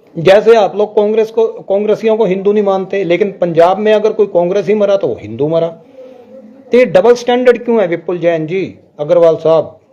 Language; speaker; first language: Hindi; non-native, local second language; Punjabi